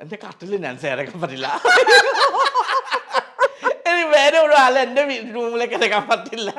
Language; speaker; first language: Malayalam; non-native, fluent; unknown